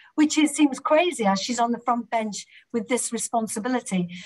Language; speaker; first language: English; native; English